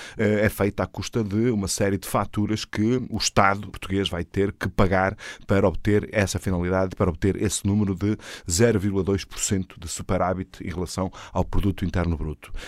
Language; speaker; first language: Portuguese; native; Portuguese